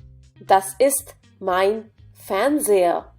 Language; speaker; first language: German; non-native, fluent; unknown